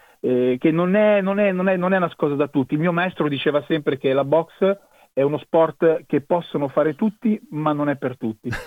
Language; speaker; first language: Italian; native; Italian